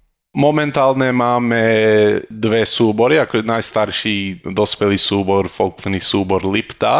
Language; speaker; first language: Slovak; early bilingual, heritage; Slovak